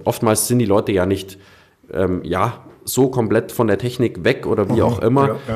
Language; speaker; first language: German; native; German